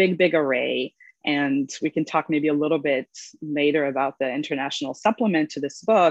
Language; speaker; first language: English; non-native, fluent; Hebrew